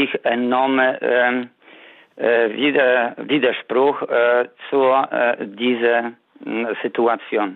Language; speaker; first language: German; non-native, fluent; Polish